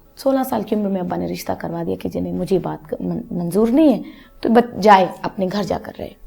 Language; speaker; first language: Urdu; non-native, local second language; Punjabi